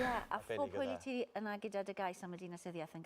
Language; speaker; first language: Welsh; native; Welsh